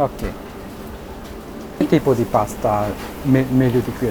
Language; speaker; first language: Italian; non-native, learner; Japanese